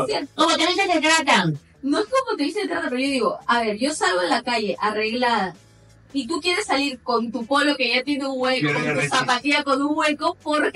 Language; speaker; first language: Spanish; native; Spanish